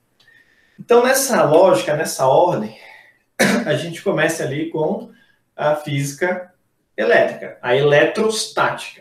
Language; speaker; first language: Portuguese; native; Portuguese